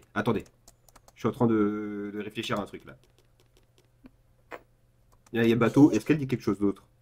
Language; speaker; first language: French; native; French